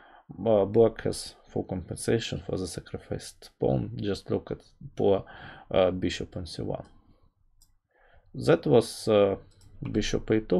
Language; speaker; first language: English; non-native, fluent; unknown